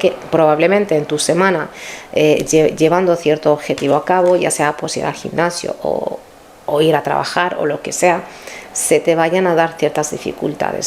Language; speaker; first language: Spanish; native; Spanish